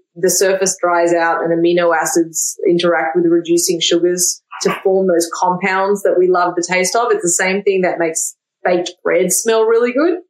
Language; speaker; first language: English; native; English